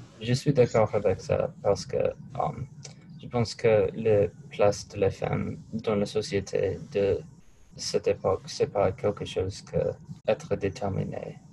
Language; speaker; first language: French; non-native, learner; English